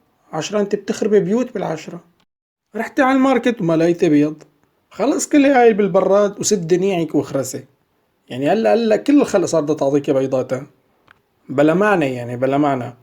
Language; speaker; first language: Arabic; native; Arabic